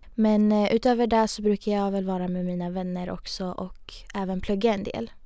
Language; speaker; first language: Swedish; early bilingual, other home language; Persian